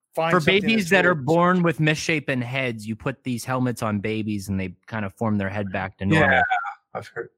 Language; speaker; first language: English; native; English